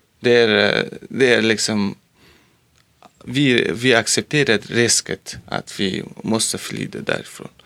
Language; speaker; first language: Swedish; non-native, learner; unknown